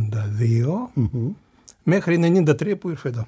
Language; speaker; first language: Greek; non-native, fluent; Russian